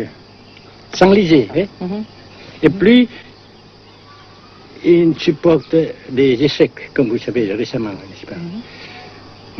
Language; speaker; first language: French; non-native, local second language; Vietnamese